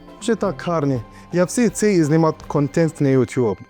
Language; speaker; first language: Ukrainian; non-native, learner; Arabic